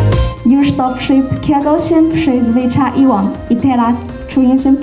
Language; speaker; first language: Polish; non-native, fluent; Chinese